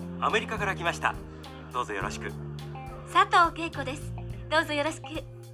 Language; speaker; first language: Japanese; non-native, learner; Indonesian